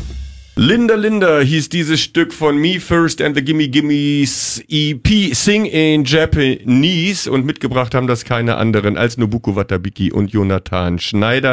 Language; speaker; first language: German; native; German